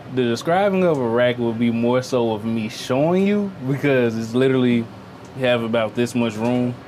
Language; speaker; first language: English; native; English